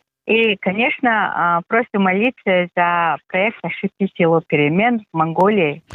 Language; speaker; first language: Russian; non-native, fluent; Mongolian